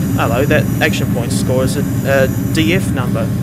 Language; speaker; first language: English; native; English